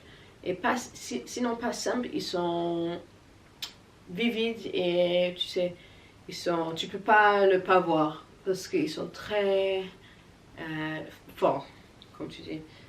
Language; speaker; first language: French; non-native, learner; English